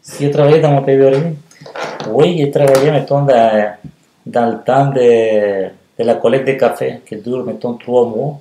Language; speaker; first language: French; non-native, fluent; Spanish